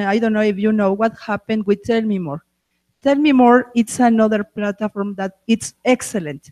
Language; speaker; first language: English; non-native, fluent; Spanish